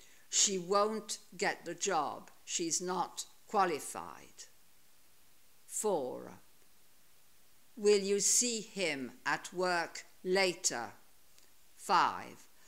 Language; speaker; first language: English; non-native, fluent; Italian